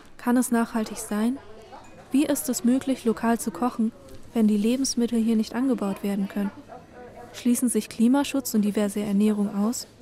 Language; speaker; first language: German; early bilingual, other home language; Vietnamese